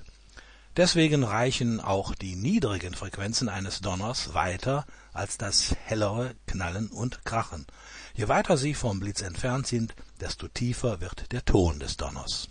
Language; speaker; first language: German; native; German